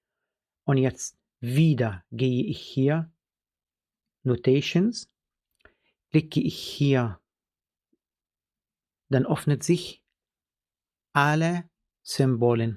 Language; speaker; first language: German; non-native, fluent; Arabic